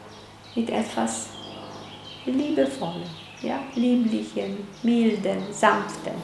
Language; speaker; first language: German; non-native, fluent; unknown